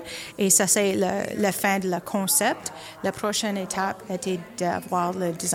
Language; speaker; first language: French; non-native, local second language; English